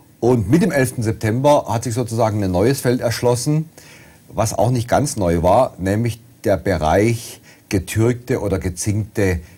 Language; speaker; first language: German; native; German